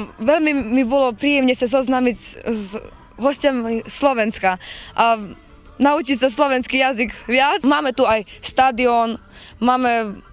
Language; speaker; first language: Slovak; non-native, learner; Ukrainian